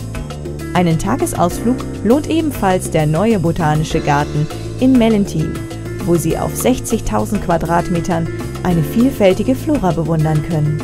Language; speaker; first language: German; native; German